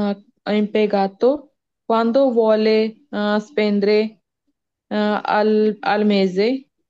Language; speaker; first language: Italian; non-native, learner; Punjabi